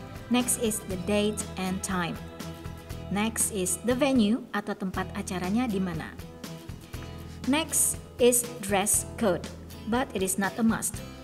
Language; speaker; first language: English; non-native, fluent; Indonesian